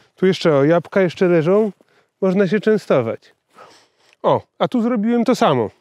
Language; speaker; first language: Polish; native; Polish